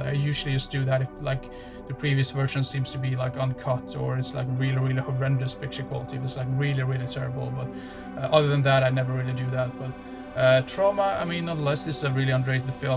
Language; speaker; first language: English; non-native, fluent; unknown